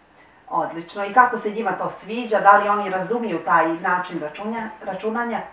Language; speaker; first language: Croatian; native; Croatian